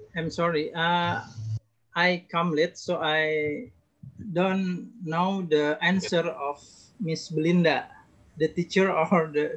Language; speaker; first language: English; non-native, learner; Indonesian